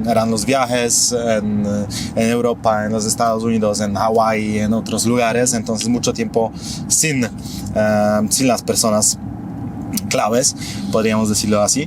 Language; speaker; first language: Spanish; non-native, fluent; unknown